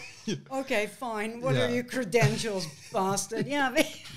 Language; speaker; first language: Dutch; native; Dutch